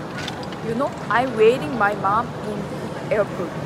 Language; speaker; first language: English; non-native, learner; Korean